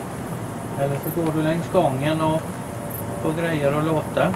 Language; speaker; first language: Swedish; native; Swedish